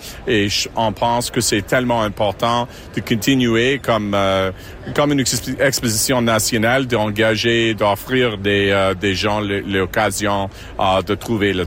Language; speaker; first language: French; non-native, local second language; English